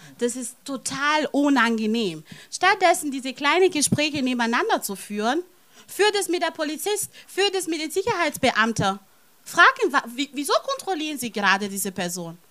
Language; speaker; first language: German; non-native, fluent; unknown